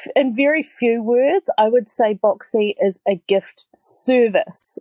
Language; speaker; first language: English; native; English